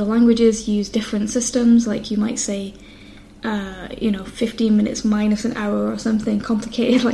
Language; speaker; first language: English; native; English